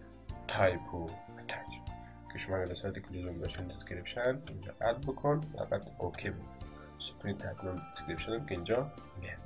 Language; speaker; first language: Persian; native; Persian